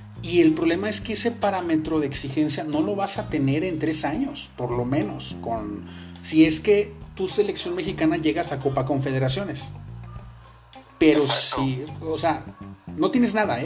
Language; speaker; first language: Spanish; native; Spanish